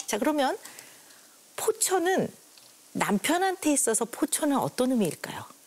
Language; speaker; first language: Korean; native; Korean